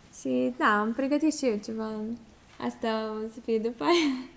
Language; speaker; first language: Romanian; non-native, learner; Russian